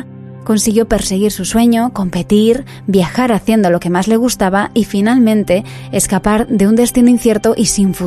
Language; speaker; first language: Spanish; native; Spanish